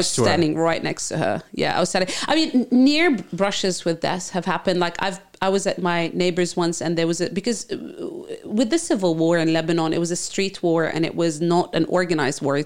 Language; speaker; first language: English; non-native, fluent; Arabic